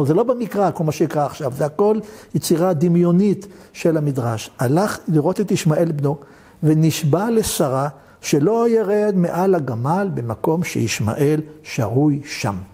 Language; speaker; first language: Hebrew; native; Hebrew